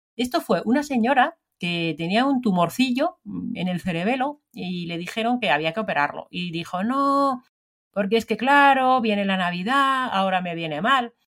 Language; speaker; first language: Spanish; non-native, fluent; Finnish